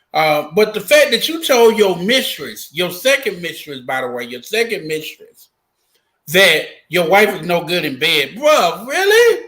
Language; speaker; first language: English; native; English